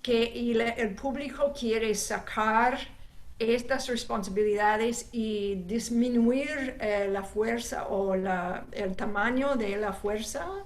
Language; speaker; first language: Spanish; non-native, fluent; English